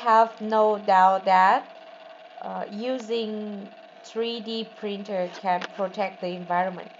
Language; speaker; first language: English; non-native, learner; Vietnamese